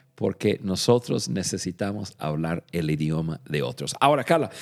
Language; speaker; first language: Spanish; non-native, fluent; English